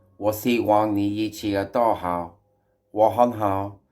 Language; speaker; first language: Chinese; non-native, learner; English